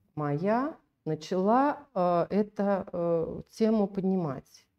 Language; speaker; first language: Russian; native; Russian